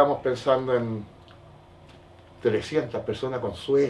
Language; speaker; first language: Spanish; native; Spanish